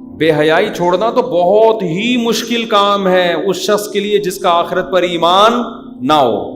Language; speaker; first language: Urdu; native; Urdu